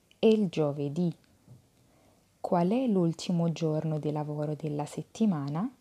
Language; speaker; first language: Italian; non-native, fluent; Arabic